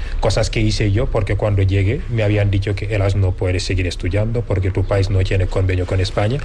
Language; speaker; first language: Spanish; non-native, fluent; Wolof